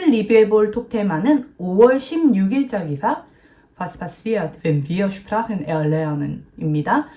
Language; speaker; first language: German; non-native, fluent; Korean